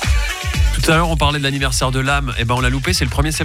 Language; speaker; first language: French; native; French